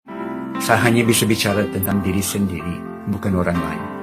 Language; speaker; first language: Indonesian; non-native, fluent; English